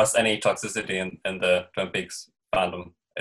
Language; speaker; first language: English; native; English